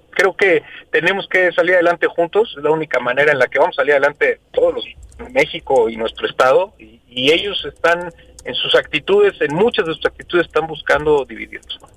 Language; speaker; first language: Spanish; native; Spanish